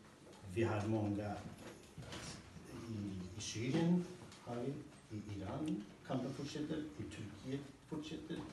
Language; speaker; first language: Swedish; non-native, fluent; Kurdish